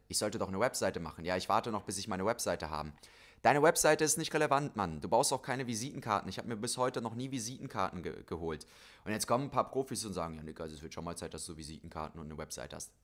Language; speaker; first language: German; native; German